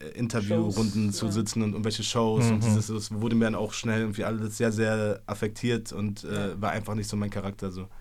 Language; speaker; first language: German; native; German